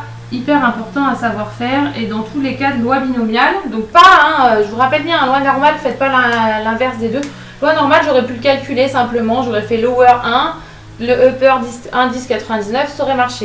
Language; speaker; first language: French; native; French